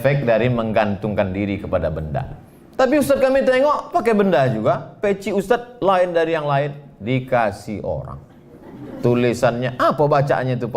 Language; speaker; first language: Indonesian; native; Indonesian